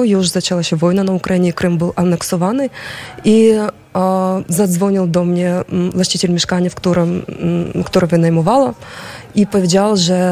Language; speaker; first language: Polish; non-native, fluent; Ukrainian